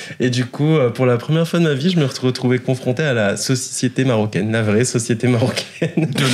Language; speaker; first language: French; non-native, local second language; Arabic